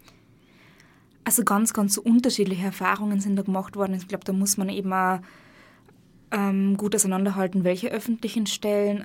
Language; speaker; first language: German; native; German